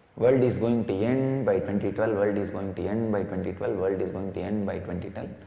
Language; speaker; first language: English; non-native, local second language; Tamil